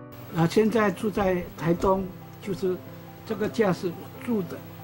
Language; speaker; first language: Chinese; non-native, local second language; Amis